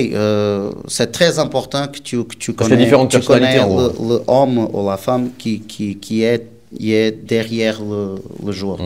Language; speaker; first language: French; non-native, learner; Portuguese